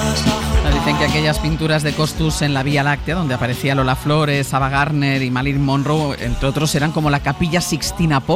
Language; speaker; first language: Spanish; native; Spanish